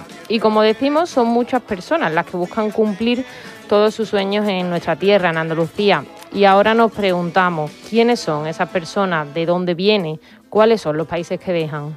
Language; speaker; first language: Spanish; native; Spanish